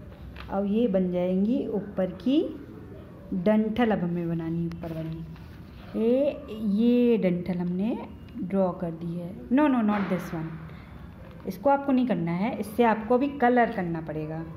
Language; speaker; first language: Hindi; native; Hindi